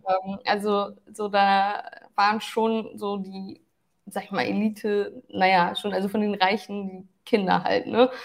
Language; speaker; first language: German; early bilingual, other home language; Turkish